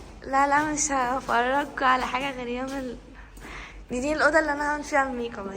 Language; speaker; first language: Arabic; native; Arabic